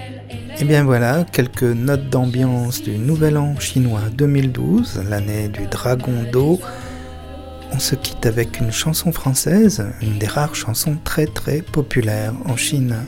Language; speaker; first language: French; native; French